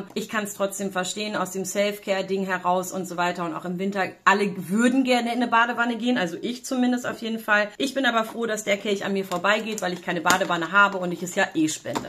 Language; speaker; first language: German; native; German